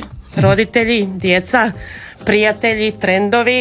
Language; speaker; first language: Serbian; native; Serbian